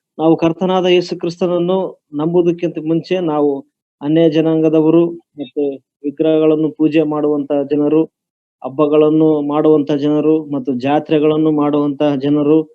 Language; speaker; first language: Kannada; native; Kannada